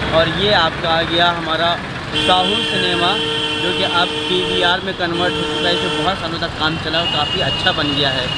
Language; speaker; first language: Hindi; native; Hindi